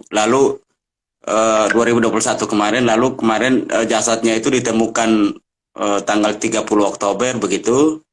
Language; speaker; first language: Indonesian; native; Indonesian